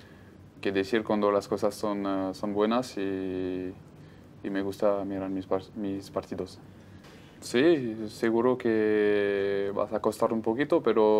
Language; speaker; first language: Spanish; non-native, fluent; French